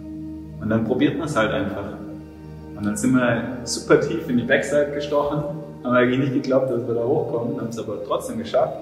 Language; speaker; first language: German; native; German